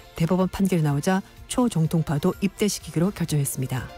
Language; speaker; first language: Korean; native; Korean